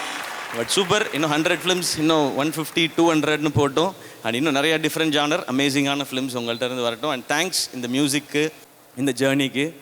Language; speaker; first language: Tamil; native; Tamil